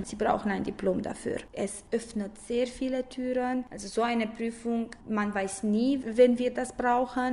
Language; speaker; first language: German; non-native, fluent; Romanian